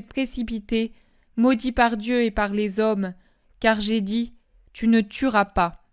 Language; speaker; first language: French; native; French